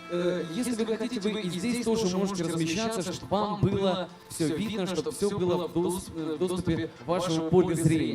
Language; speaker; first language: Russian; native; Russian